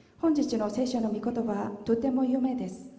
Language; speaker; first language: Japanese; non-native, fluent; Korean